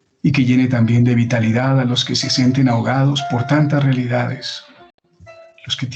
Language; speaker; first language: Spanish; native; Spanish